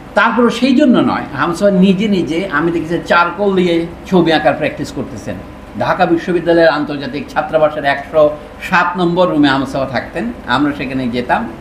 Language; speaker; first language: Bangla; non-native, local second language; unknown